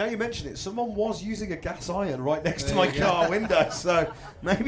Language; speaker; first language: English; native; English